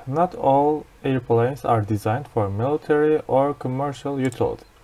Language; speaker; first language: English; non-native, fluent; Turkish